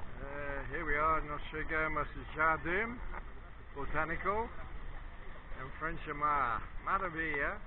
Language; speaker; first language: Portuguese; non-native, learner; English